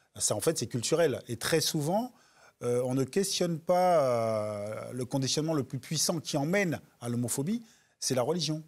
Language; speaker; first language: French; native; French